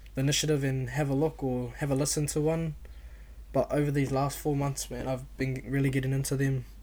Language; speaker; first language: English; native; English